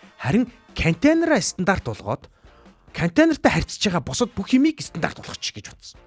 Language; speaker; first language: Mongolian; native; Mongolian